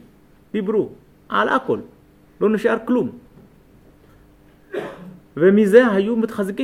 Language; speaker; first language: Hebrew; non-native, fluent; Amharic